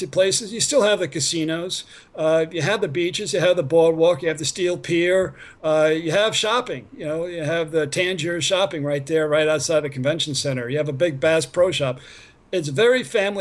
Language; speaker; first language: English; native; English